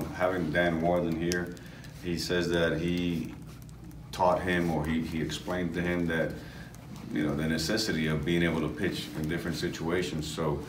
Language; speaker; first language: English; early bilingual, other home language; Spanish